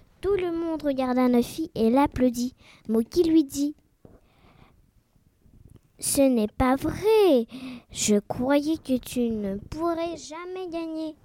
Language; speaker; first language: French; non-native, learner; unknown